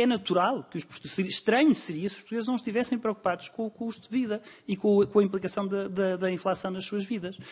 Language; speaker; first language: Portuguese; native; Portuguese